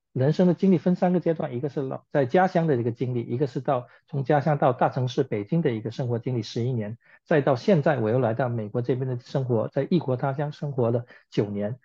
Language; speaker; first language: Chinese; native; Chinese